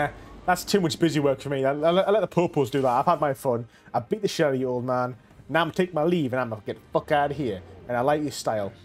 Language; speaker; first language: English; native; English